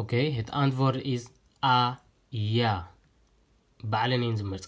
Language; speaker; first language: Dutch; non-native, fluent; Tigrinya